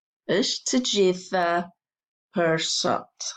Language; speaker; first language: Albanian; non-native, learner; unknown